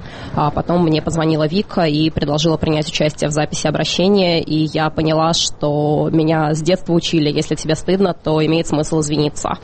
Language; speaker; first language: Russian; native; Russian